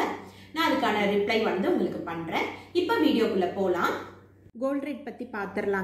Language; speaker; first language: Tamil; native; Tamil